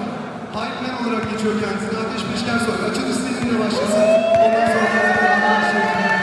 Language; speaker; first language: Turkish; native; Turkish